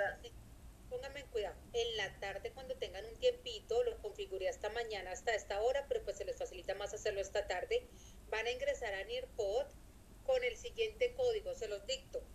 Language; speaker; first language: Spanish; native; Spanish